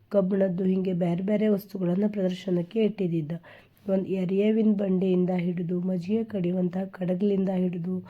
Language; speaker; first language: Kannada; native; Kannada